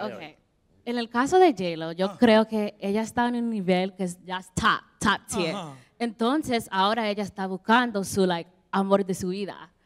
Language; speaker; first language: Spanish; early bilingual, heritage; English